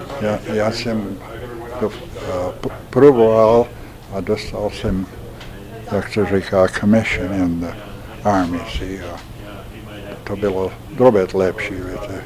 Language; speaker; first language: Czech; early bilingual, heritage; Czech